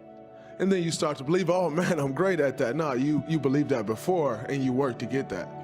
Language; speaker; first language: English; native; English